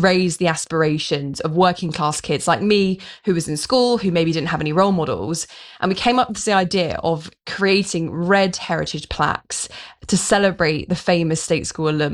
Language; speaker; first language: English; native; English